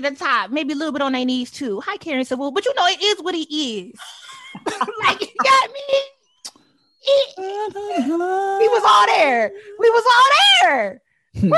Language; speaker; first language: English; native; English